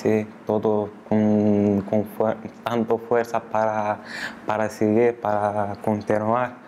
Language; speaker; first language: Spanish; non-native, learner; Arabic